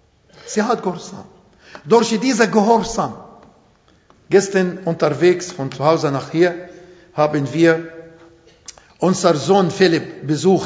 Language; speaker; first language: German; non-native, fluent; Arabic